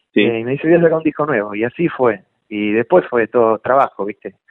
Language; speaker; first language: Spanish; native; Spanish